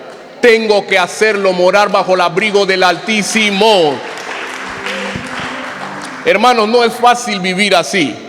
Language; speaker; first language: Spanish; native; Spanish